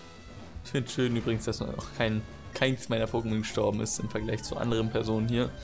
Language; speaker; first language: German; native; German